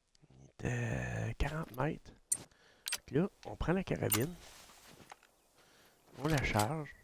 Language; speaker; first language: French; native; French